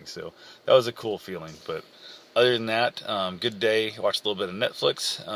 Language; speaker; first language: English; native; English